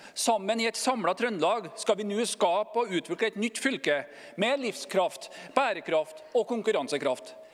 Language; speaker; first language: Norwegian; native; Norwegian